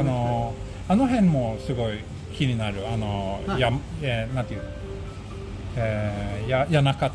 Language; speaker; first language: Japanese; non-native, fluent; Swedish